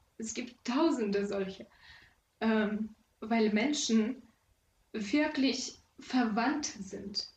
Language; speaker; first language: German; non-native, fluent; Ukrainian